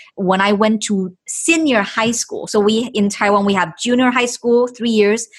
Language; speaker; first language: English; non-native, fluent; Chinese